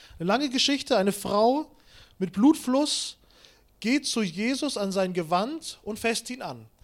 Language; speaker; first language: German; early bilingual, other home language; Russian